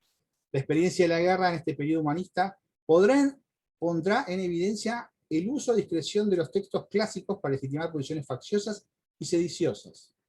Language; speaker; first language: Spanish; native; Spanish